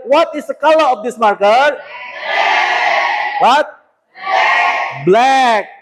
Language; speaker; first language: English; non-native, learner; Indonesian